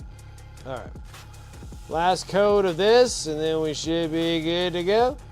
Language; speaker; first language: English; native; English